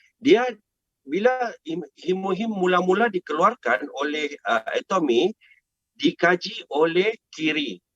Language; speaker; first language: Malay; non-native, local second language; Chinese